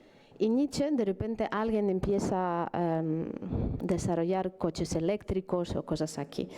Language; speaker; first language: Spanish; non-native, fluent; Ukrainian